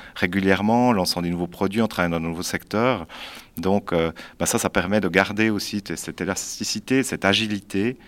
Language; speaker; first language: French; native; French